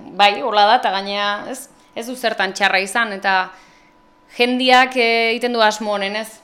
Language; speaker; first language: Basque; native; Basque